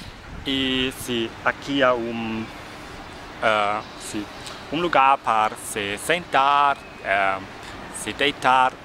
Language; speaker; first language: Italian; non-native, learner; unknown